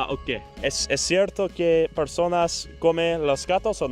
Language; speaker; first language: Spanish; non-native, learner; English